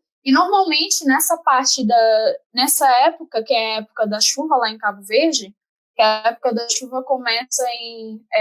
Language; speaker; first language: Portuguese; non-native, local second language; Kabuverdianu